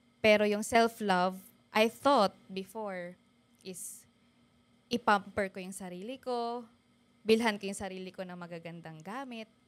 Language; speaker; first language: Filipino; native; Filipino